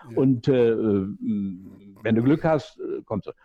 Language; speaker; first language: German; native; German